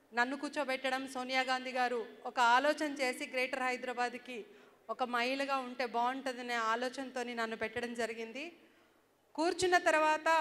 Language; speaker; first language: Telugu; native; Telugu